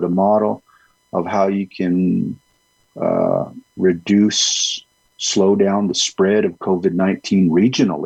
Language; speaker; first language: English; early bilingual, other home language; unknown